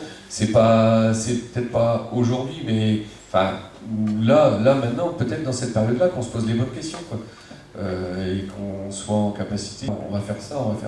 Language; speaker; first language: French; native; French